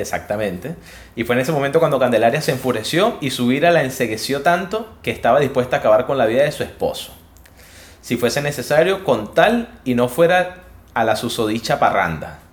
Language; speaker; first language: Spanish; native; Spanish